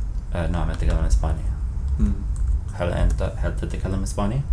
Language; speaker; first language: Arabic; non-native, fluent; English